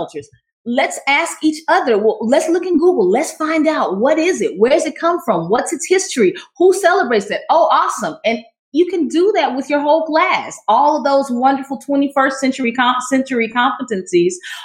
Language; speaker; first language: English; native; English